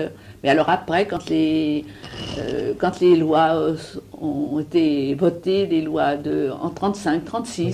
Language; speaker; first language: French; native; French